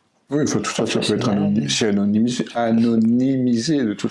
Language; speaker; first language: French; native; French